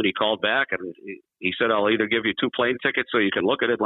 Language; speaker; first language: English; native; English